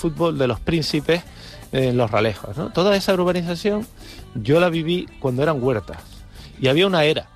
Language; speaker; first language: Spanish; native; Spanish